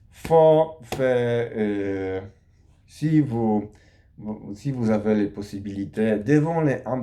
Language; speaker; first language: French; non-native, learner; Polish